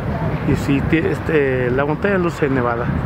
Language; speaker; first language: Spanish; native; Spanish